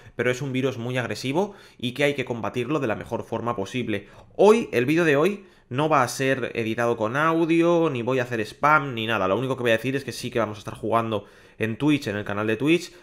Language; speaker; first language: Spanish; native; Spanish